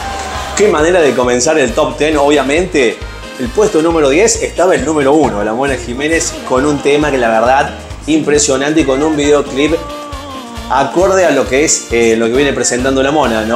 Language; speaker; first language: Spanish; native; Spanish